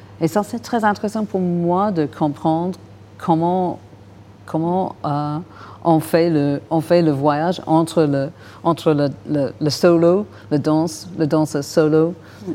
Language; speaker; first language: French; non-native, fluent; English